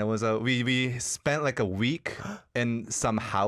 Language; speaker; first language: English; early bilingual, other home language; Korean